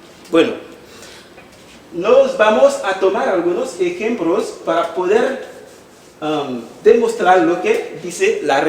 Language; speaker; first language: Spanish; non-native, fluent; Haitian Creole